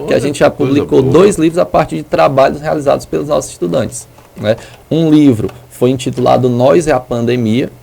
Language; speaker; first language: Portuguese; native; Portuguese